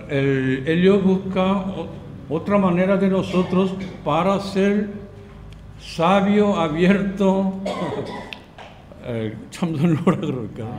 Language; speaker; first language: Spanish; non-native, learner; Korean